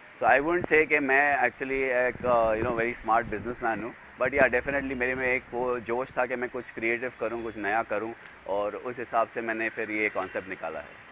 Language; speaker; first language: Hindi; native; Hindi